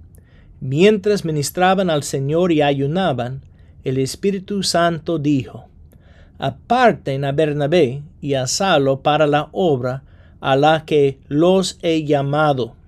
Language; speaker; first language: Spanish; non-native, fluent; English